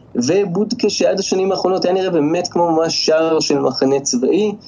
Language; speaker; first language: Hebrew; native; Hebrew